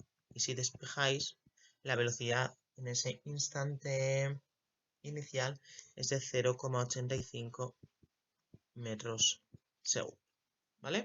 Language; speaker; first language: Spanish; native; Spanish